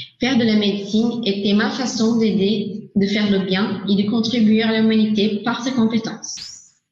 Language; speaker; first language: French; non-native, learner; Portuguese